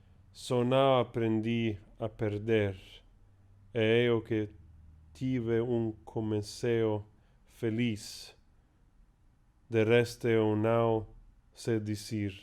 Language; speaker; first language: Portuguese; non-native, learner; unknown